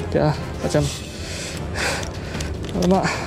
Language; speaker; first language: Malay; non-native, local second language; Chinese